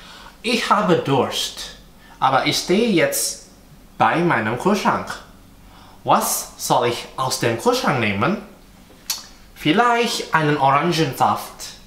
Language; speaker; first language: German; non-native, fluent; Indonesian